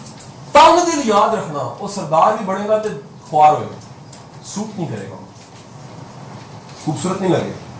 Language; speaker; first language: Hindi; non-native, local second language; Punjabi